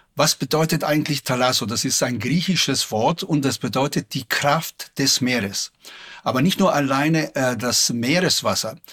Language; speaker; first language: German; non-native, fluent; Slovenian